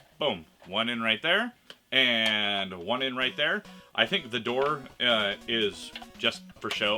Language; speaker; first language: English; native; English